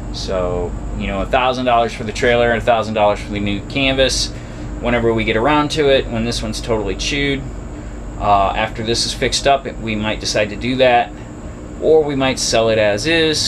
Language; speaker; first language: English; native; English